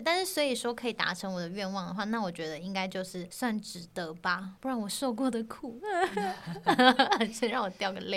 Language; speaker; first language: Chinese; native; Chinese